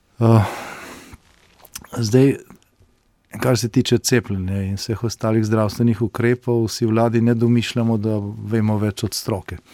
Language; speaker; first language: Slovenian; native; Slovenian